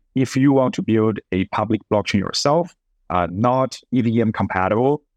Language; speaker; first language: English; non-native, fluent; Chinese